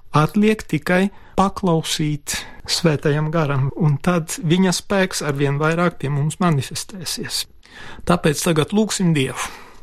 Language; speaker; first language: Latvian; non-native, local second language; Polish